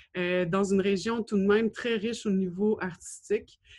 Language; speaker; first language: French; native; French